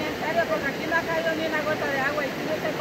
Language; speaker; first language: Spanish; native; Spanish